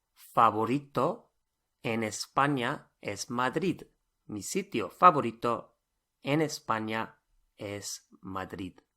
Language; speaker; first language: Spanish; non-native, fluent; English